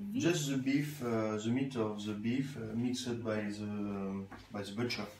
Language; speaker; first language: English; non-native, learner; French